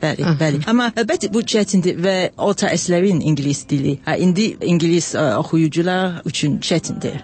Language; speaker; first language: Azerbaijani; non-native, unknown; English